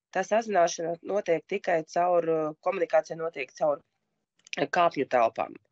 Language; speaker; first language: Latvian; non-native, local second language; Russian